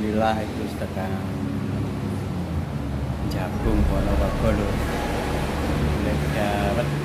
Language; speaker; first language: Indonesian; non-native, local second language; Javanese